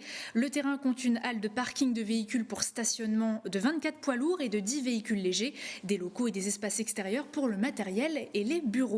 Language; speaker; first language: French; native; French